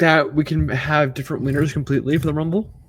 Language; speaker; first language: English; native; English